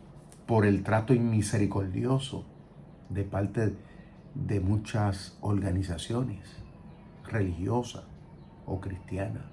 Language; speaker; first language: Spanish; native; Spanish